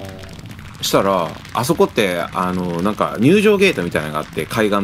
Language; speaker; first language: Japanese; native; Japanese